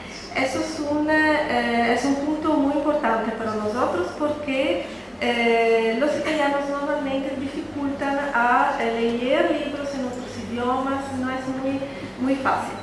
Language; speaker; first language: Spanish; non-native, fluent; Italian